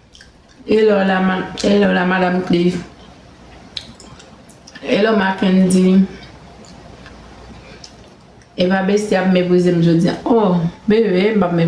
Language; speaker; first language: French; non-native, learner; Haitian Creole